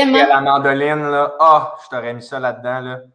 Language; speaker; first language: French; native; French